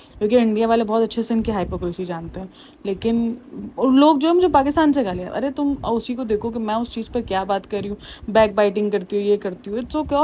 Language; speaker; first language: Urdu; native; Urdu